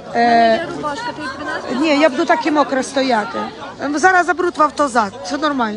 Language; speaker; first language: Ukrainian; native; Ukrainian